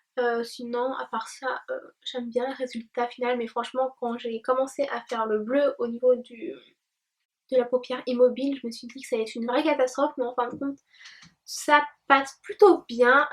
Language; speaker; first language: French; native; French